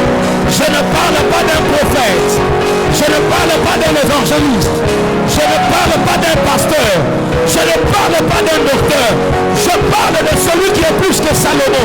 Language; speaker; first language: French; non-native, local second language; Swahili